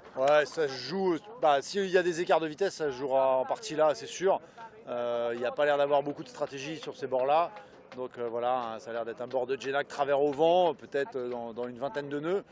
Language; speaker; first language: French; native; French